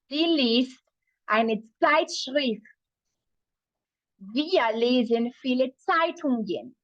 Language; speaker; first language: German; non-native, fluent; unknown